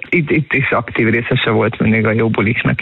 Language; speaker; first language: Hungarian; native; Hungarian